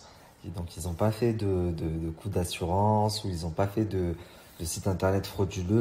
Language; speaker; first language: French; native; French